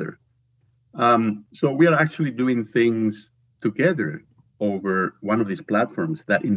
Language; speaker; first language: English; non-native, fluent; Spanish